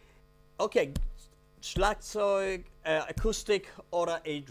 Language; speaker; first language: German; non-native, learner; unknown